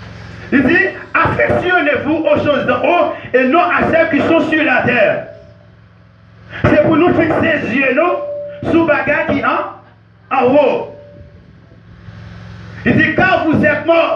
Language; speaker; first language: French; non-native, local second language; Haitian Creole